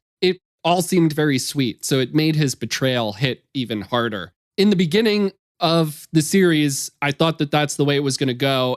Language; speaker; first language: English; native; English